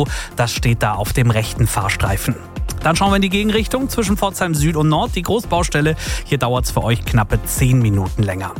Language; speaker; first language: German; native; German